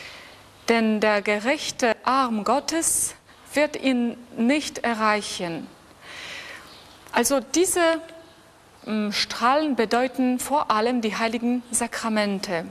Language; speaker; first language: German; non-native, fluent; Polish